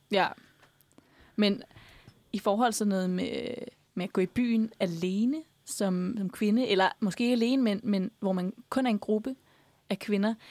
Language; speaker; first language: Danish; native; Danish